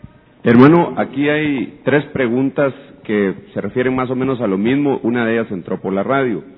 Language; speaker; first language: Spanish; native; Spanish